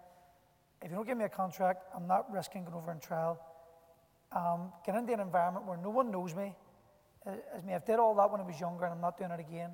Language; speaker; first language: English; native; English